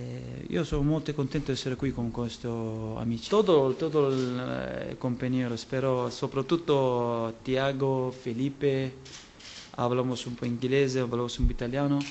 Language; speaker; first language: Spanish; non-native, learner; Turkish